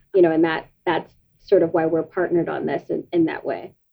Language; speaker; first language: English; native; English